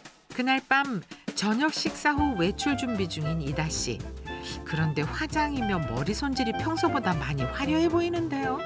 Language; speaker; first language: Korean; native; Korean